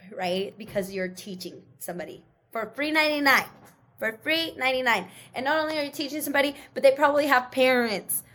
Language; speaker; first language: English; early bilingual, other home language; Spanish